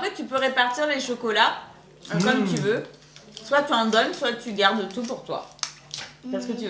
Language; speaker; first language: French; native; French